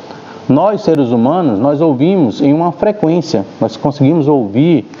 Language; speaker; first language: Portuguese; native; Portuguese